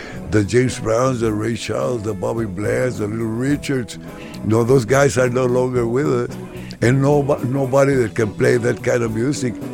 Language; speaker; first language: English; non-native, fluent; Spanish